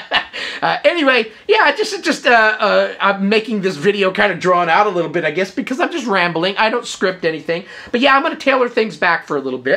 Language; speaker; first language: English; native; English